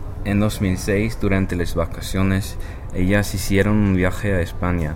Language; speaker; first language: Spanish; non-native, learner; English